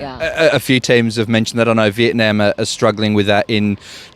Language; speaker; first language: English; native; English